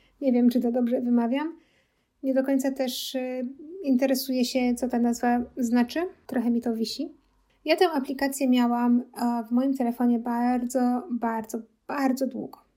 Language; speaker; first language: Polish; native; Polish